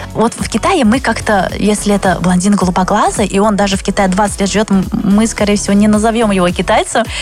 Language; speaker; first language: Russian; early bilingual, other home language; Chinese